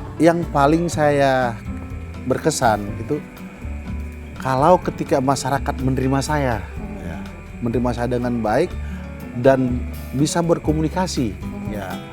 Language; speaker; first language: Indonesian; non-native, local second language; Balinese